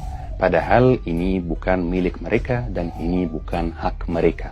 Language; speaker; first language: Indonesian; non-native, fluent; Arabic